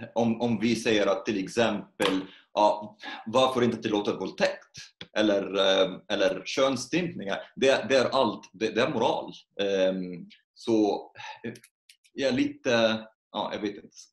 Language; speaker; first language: Swedish; non-native, fluent; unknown